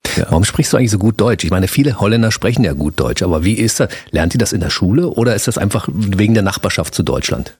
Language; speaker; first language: German; native; German